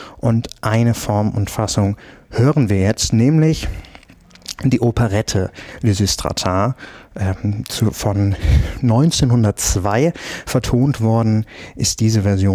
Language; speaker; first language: German; native; German